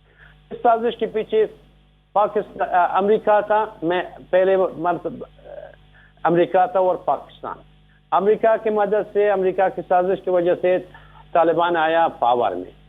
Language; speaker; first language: Hindi; non-native, learner; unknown